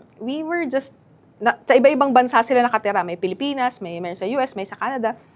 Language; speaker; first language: Filipino; non-native, local second language; Cebuano